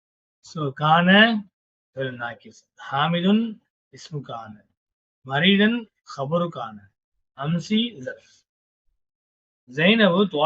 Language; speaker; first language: Arabic; non-native, fluent; Tamil